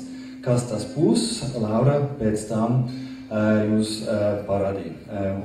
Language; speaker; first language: Latvian; non-native, learner; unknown